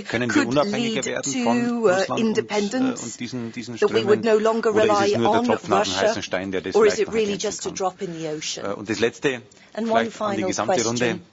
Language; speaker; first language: German; native; German